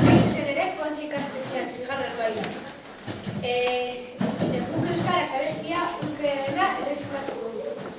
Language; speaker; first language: Basque; non-native, local second language; Spanish